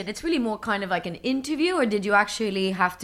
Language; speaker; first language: English; early bilingual, other home language; Spanish